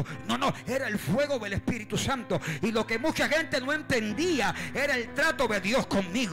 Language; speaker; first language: Spanish; native; Spanish